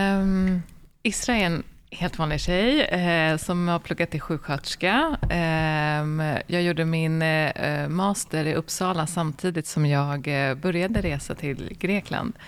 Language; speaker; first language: Swedish; early bilingual, other home language; Arabic